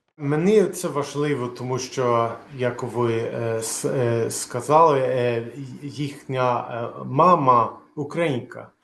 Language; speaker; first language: Ukrainian; non-native, learner; Swedish